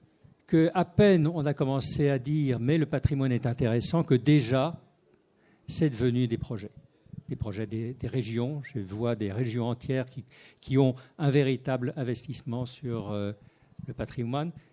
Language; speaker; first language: French; native; French